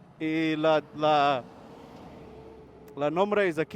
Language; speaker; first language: Spanish; non-native, learner; English